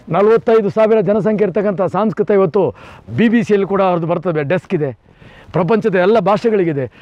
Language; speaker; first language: Kannada; non-native, local second language; Kodava